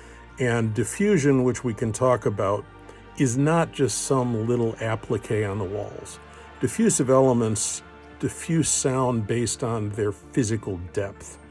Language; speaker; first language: English; native; English